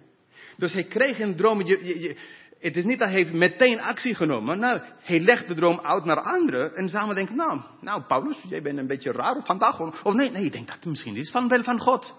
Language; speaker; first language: Dutch; non-native, fluent; English